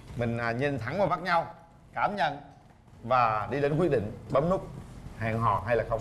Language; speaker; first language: Vietnamese; native; Vietnamese